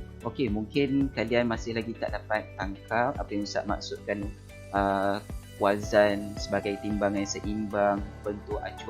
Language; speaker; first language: Malay; native; Malay